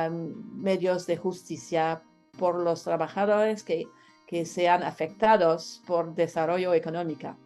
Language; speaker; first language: Spanish; non-native, learner; French